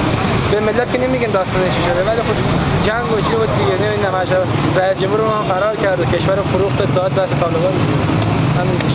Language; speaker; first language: Persian; native; Persian